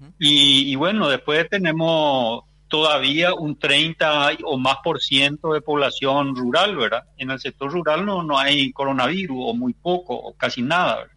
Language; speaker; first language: Spanish; native; Spanish